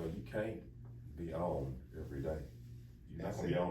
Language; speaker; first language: English; native; English